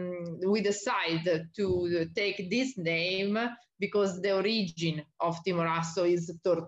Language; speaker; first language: English; non-native, learner; Italian